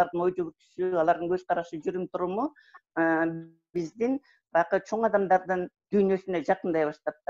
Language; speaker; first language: Kyrgyz; native; Kyrgyz